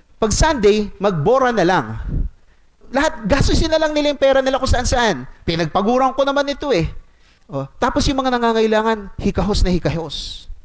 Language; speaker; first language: Filipino; non-native, local second language; Cebuano